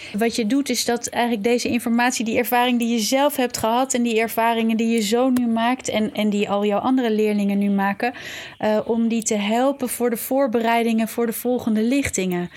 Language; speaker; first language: Dutch; native; Dutch